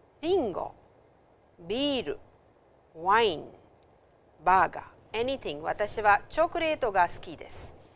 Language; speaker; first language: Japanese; non-native, fluent; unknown